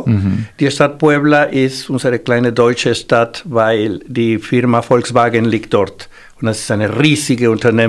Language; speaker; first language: German; non-native, fluent; Spanish